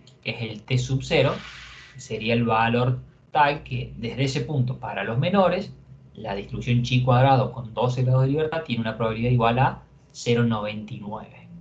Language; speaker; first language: Spanish; native; Spanish